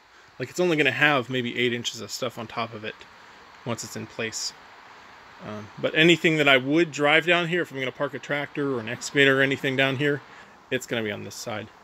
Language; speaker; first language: English; native; English